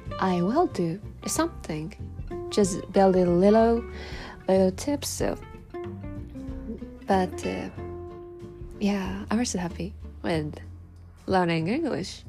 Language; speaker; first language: English; non-native, learner; Japanese